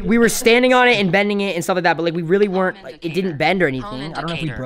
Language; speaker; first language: English; native; English